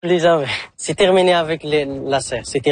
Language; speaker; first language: French; non-native, local second language; Arabic